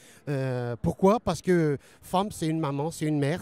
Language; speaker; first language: French; non-native, learner; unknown